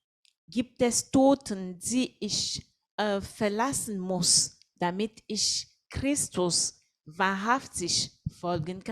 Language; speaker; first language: German; non-native, fluent; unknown